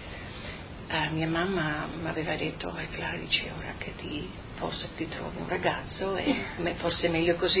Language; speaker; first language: Italian; native; Italian